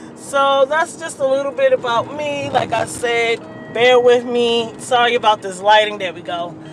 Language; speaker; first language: English; native; English